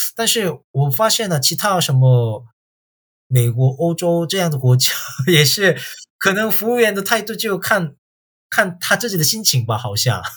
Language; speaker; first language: Chinese; non-native, fluent; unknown